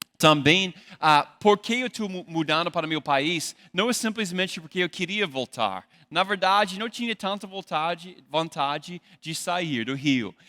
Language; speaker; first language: Portuguese; non-native, fluent; English